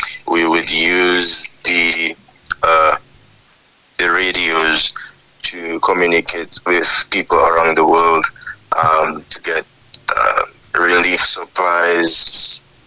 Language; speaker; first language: English; native; English